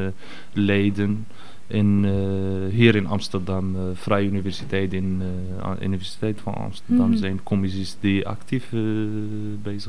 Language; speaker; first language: Dutch; non-native, fluent; Arabic